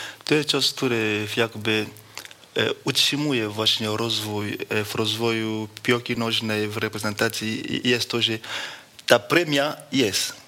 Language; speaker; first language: Polish; non-native, fluent; Lingala